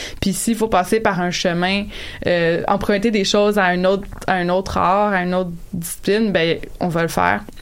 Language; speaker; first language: French; native; French